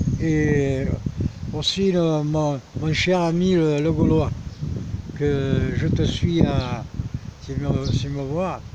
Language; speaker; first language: French; early bilingual, other home language; Spanish